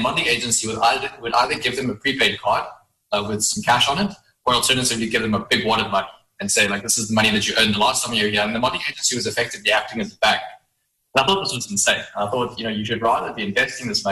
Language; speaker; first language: English; native; English